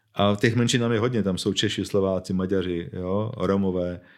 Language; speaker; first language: Czech; native; Czech